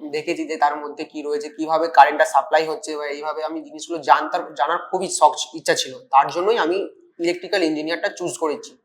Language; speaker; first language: Bangla; native; Bangla